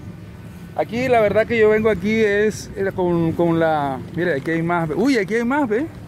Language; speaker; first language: Spanish; native; Spanish